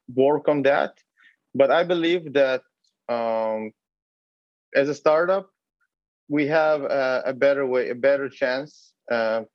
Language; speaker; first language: English; non-native, fluent; Hebrew